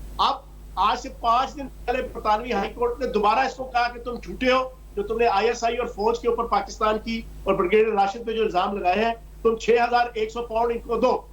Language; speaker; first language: Urdu; non-native, local second language; Punjabi